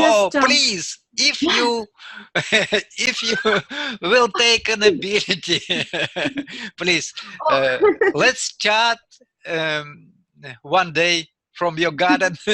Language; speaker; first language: English; non-native, learner; Russian